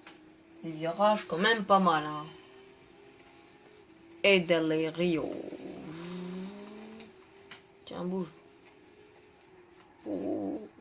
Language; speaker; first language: French; native; French